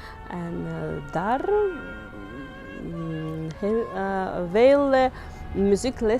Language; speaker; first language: Dutch; non-native, learner; Georgian